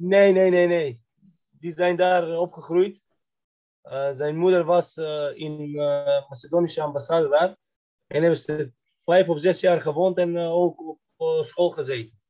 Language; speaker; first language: Dutch; non-native, fluent; Macedonian